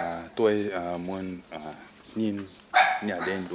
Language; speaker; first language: Vietnamese; non-native, learner; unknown